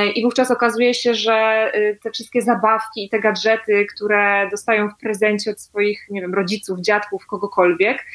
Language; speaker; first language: Polish; native; Polish